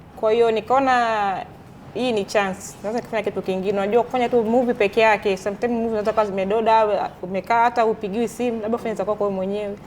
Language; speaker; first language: Swahili; native; Swahili